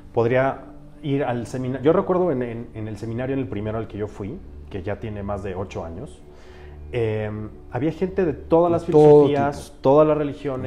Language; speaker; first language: Spanish; native; Spanish